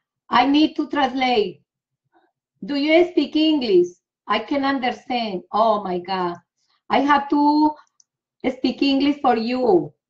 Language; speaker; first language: English; non-native, learner; Spanish